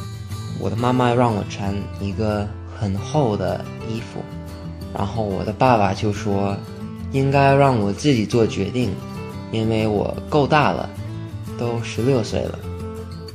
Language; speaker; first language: Chinese; early bilingual, heritage; English